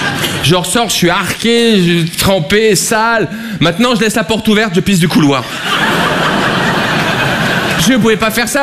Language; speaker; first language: French; native; French